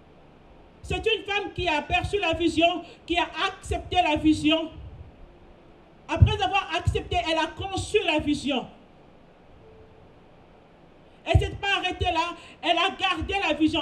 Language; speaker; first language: French; non-native, local second language; Lingala